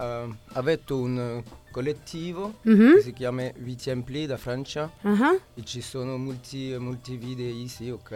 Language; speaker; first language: Italian; non-native, learner; French